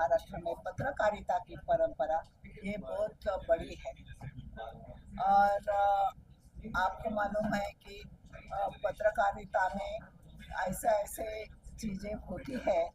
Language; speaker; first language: Hindi; non-native, local second language; Marathi